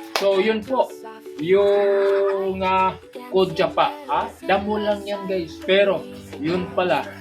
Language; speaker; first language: Filipino; non-native, local second language; Cebuano